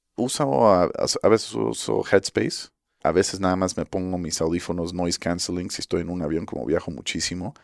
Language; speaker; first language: Spanish; early bilingual, heritage; Spanish